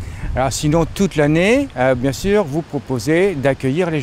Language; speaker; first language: French; native; French